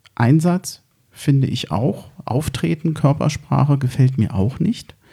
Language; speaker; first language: German; native; German